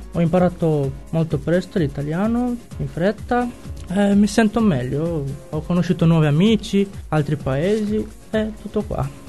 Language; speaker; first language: Italian; non-native, learner; Romanian